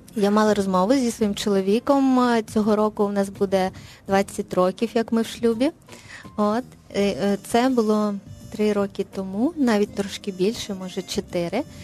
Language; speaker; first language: Ukrainian; non-native, local second language; Russian